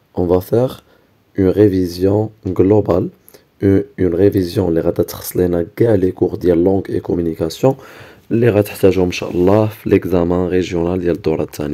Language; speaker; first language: French; non-native, local second language; Arabic